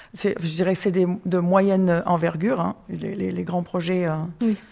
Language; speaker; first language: French; native; French